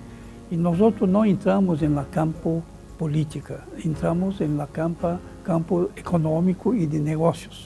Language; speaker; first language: Spanish; non-native, fluent; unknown